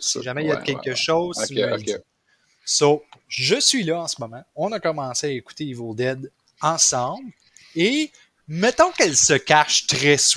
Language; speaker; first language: French; native; French